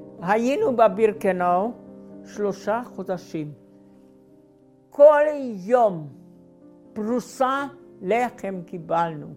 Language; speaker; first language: Hebrew; non-native, fluent; Hungarian